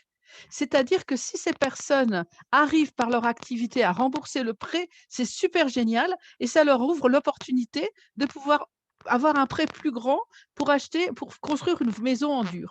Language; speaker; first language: French; native; French